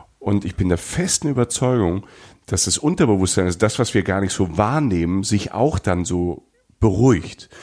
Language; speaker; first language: German; native; German